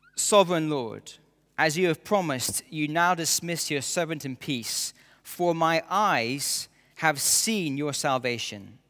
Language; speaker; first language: English; native; English